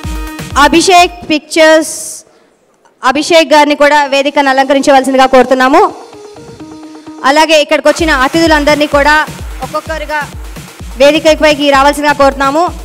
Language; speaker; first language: Telugu; native; Telugu